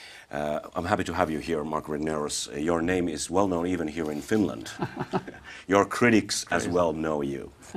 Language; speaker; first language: English; non-native, fluent; Finnish